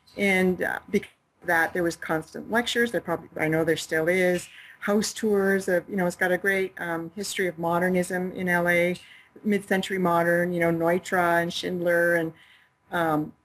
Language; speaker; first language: English; native; English